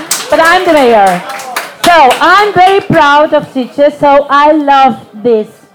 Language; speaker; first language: English; non-native, learner; Catalan